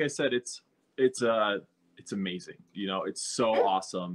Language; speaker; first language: English; native; English